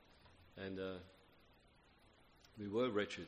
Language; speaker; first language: English; native; English